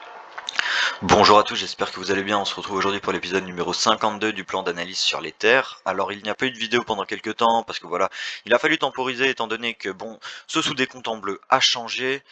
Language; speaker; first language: French; native; French